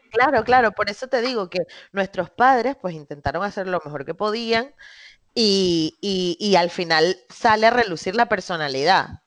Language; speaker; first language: Spanish; native; Spanish